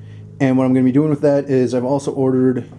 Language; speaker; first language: English; native; English